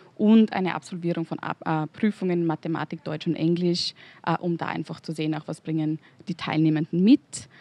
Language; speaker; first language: German; native; German